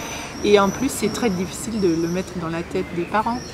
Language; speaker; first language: French; non-native, fluent; German